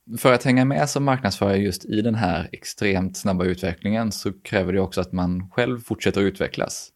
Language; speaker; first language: Swedish; native; Swedish